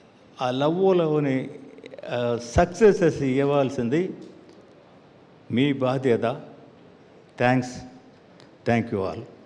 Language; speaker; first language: Telugu; non-native, learner; Tamil